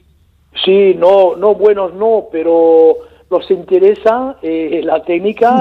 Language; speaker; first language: Spanish; non-native, learner; French